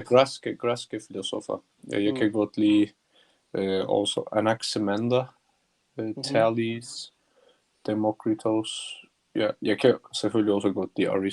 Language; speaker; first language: Danish; non-native, learner; Turkish